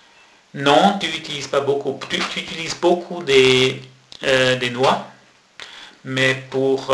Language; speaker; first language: French; non-native, local second language; German